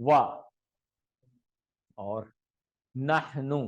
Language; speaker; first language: Arabic; non-native, fluent; Urdu